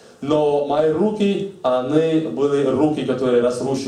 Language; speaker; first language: Russian; native; Russian